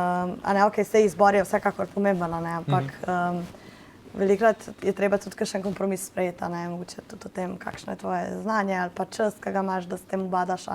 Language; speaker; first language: Slovenian; native; Slovenian